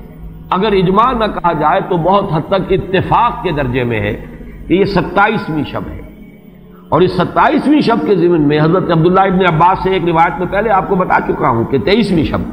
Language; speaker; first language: Urdu; native; Urdu